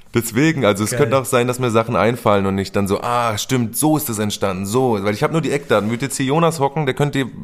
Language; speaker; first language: German; native; German